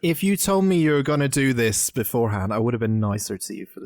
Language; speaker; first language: English; native; English